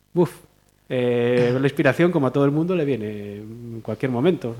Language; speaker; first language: Spanish; native; Spanish